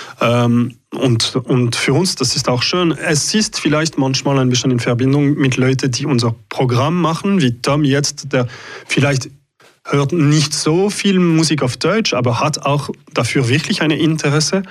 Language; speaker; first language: German; non-native, local second language; French